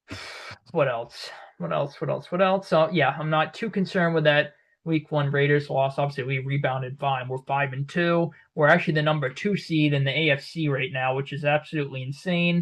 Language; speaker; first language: English; native; English